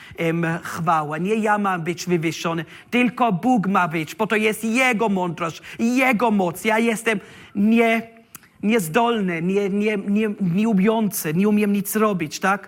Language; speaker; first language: Polish; non-native, learner; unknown